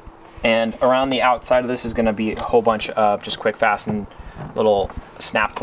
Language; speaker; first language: English; native; English